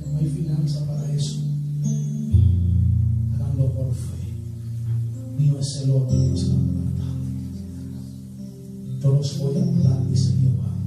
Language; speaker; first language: Spanish; native; Spanish